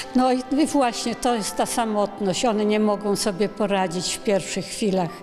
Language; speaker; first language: Polish; native; Polish